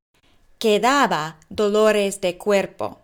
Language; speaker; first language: Spanish; non-native, fluent; English